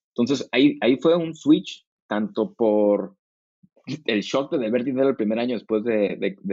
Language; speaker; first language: Spanish; native; Spanish